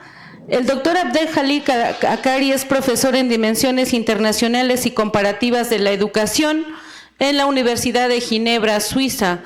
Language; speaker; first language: Spanish; native; Spanish